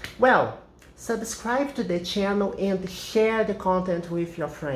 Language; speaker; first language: English; non-native, fluent; Portuguese